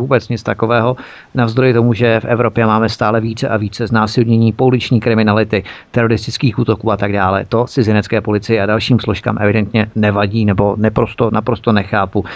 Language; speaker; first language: Czech; native; Czech